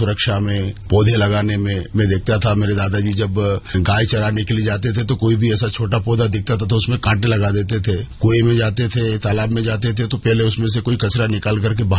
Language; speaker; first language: Hindi; native; Hindi